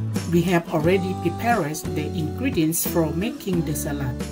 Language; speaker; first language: English; non-native, learner; Thai